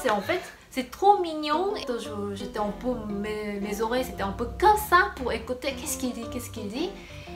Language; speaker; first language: French; non-native, fluent; Korean